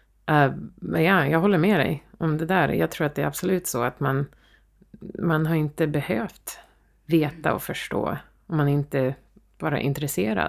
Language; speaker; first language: Swedish; early bilingual, heritage; Swedish